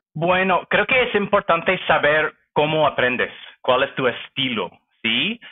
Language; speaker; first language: Spanish; non-native, fluent; English